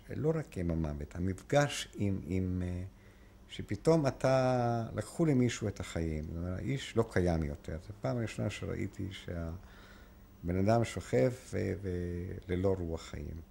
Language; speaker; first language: Hebrew; non-native, fluent; Polish